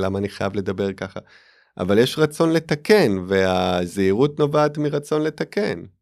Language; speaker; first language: Hebrew; native; Hebrew